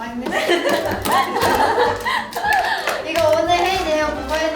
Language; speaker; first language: Korean; native; Korean